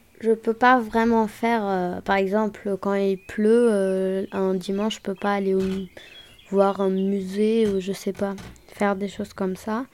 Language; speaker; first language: French; non-native, local second language; German